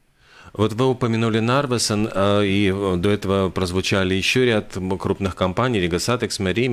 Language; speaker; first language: Russian; native; Russian